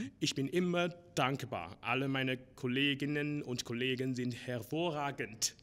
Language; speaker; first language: German; non-native, learner; Chinese